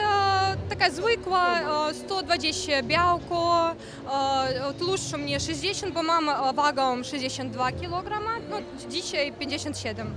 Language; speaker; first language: Polish; non-native, learner; Russian